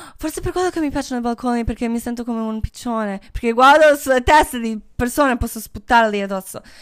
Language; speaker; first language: Italian; non-native, fluent; English